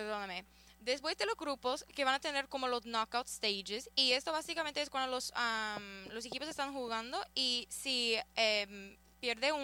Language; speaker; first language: Spanish; early bilingual, heritage; Spanish